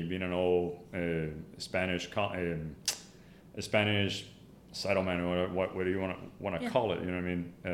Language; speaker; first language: English; non-native, fluent; Spanish